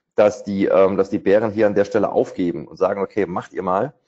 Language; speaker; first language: German; native; German